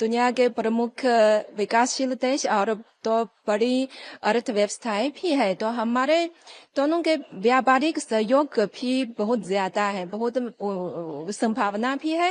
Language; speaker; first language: Hindi; non-native, fluent; Chinese